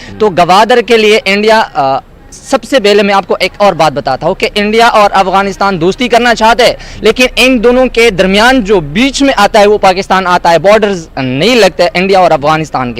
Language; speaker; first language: Hindi; non-native, local second language; Pashto